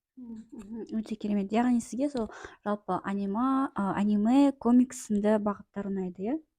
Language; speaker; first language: Kazakh; native; Kazakh